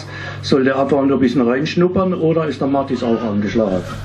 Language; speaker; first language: German; native; German